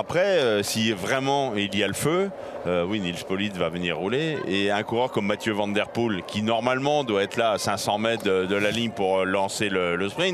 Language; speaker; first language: French; native; French